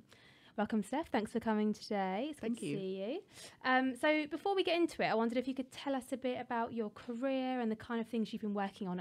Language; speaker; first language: English; native; English